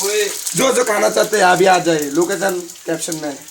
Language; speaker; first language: Hindi; non-native, local second language; Bangla